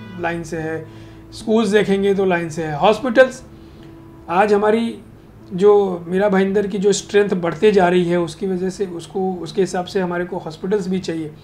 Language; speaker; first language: Hindi; native; Hindi